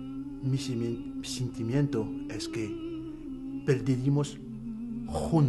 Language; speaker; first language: Spanish; non-native, learner; Arabic